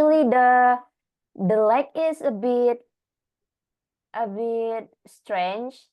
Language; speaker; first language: English; non-native, learner; Indonesian